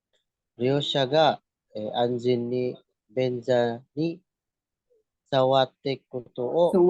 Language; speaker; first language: Japanese; non-native, learner; Cebuano